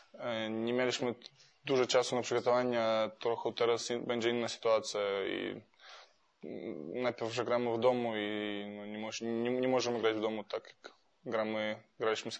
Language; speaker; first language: Polish; non-native, fluent; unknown